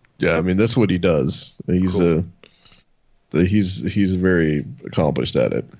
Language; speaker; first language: English; native; English